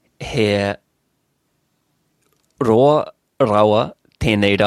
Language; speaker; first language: Māori; non-native, learner; English